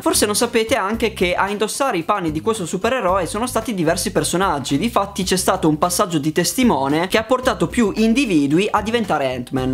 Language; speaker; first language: Italian; native; Italian